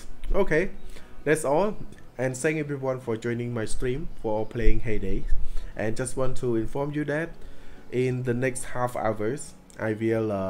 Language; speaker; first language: English; non-native, learner; Khmer